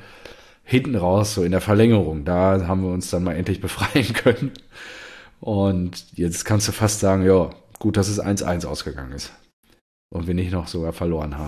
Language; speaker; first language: German; native; German